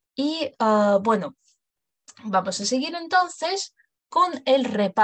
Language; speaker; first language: Spanish; non-native, fluent; English